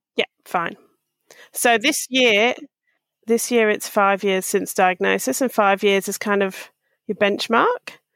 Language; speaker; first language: English; native; English